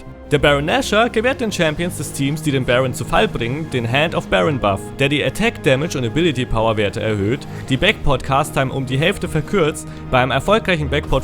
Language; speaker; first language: German; native; German